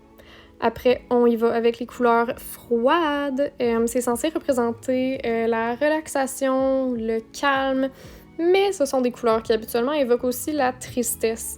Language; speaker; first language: French; native; French